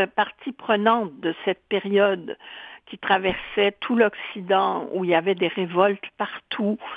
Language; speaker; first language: French; native; French